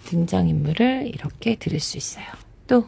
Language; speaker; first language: Korean; native; Korean